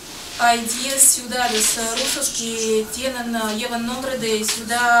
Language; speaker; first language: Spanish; non-native, fluent; Russian